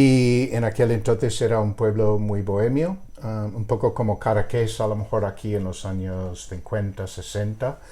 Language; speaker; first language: Spanish; non-native, fluent; English